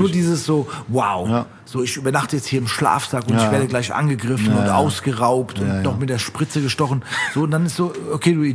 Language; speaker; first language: German; native; German